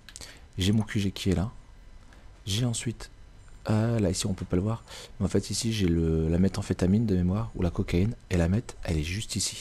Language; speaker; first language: French; native; French